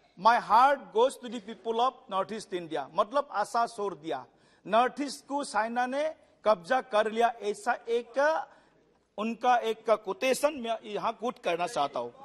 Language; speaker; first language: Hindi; non-native, local second language; Assamese